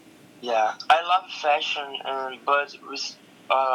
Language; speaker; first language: English; non-native, learner; Portuguese